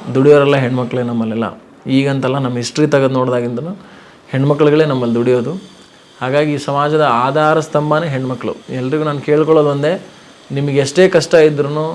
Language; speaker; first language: Kannada; non-native, local second language; Lambadi